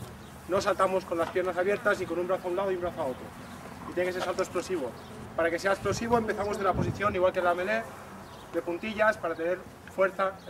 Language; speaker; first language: Spanish; native; Spanish